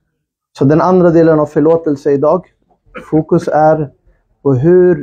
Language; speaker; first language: Swedish; non-native, fluent; Urdu